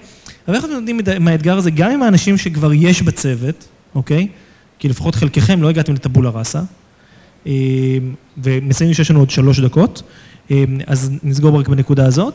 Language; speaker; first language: Hebrew; native; Hebrew